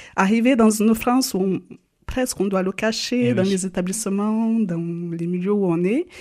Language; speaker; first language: French; non-native, fluent; Portuguese